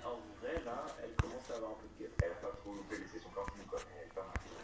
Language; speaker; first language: French; native; French